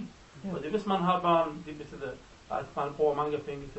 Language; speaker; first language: Danish; non-native, learner; Arabic